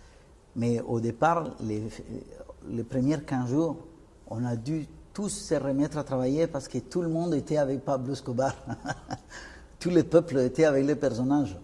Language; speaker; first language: French; non-native, fluent; Spanish